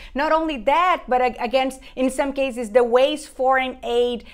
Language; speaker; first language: English; non-native, fluent; Portuguese